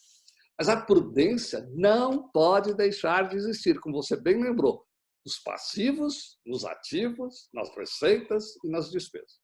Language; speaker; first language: Portuguese; native; Portuguese